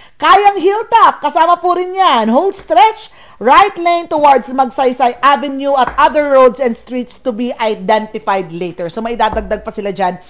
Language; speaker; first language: Filipino; native; Filipino